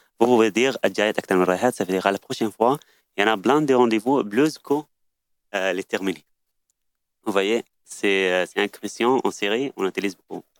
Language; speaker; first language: French; non-native, learner; Arabic